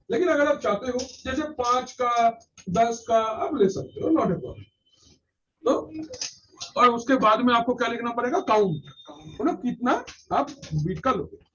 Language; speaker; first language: Hindi; non-native, local second language; Bangla